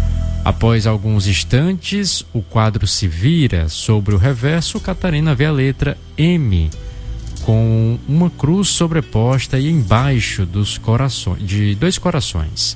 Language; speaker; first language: Portuguese; native; Portuguese